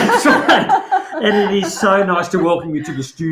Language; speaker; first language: English; native; English